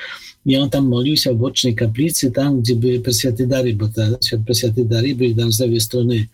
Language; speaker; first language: Ukrainian; non-native, fluent; Polish